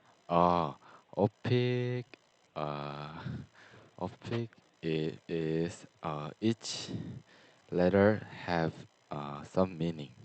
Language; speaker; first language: English; non-native, learner; Korean